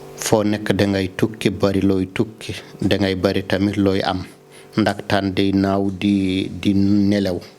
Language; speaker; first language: Wolof; non-native, local second language; Fula